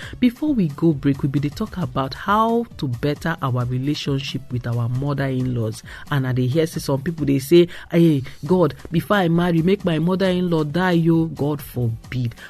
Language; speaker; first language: Nigerian Pidgin; non-native, local second language; Igbo